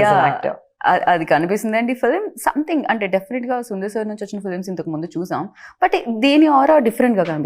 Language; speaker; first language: Telugu; native; Telugu